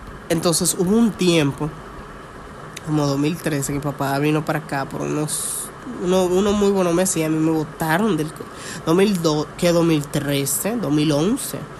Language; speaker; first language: Spanish; early bilingual, heritage; Spanish